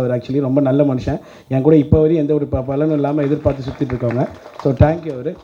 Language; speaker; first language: Tamil; native; Tamil